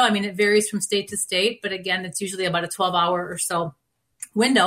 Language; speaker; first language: English; native; English